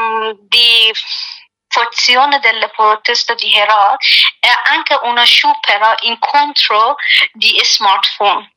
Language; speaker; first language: Italian; non-native, learner; Persian